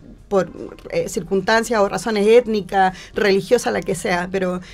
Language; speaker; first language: Spanish; native; Spanish